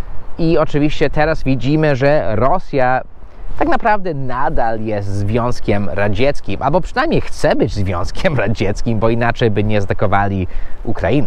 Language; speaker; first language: Polish; non-native, fluent; English